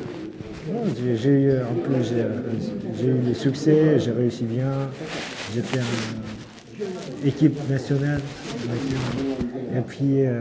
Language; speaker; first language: French; non-native, learner; Uzbek